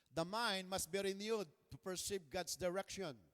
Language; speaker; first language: English; non-native, local second language; Filipino